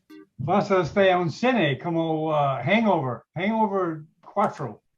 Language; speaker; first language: Spanish; non-native, learner; English